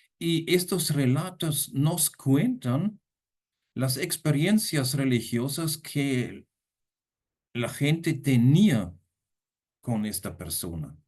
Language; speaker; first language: Spanish; non-native, fluent; German